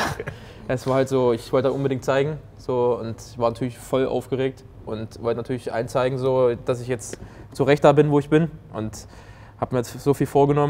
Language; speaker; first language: German; native; German